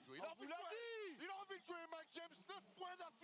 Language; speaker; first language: French; native; French